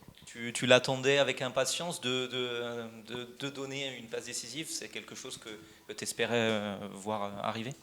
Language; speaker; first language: French; native; French